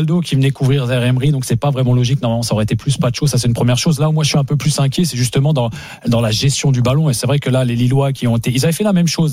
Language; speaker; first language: French; native; French